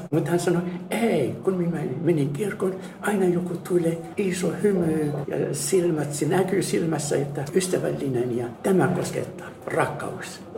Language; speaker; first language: Finnish; non-native, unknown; Arabic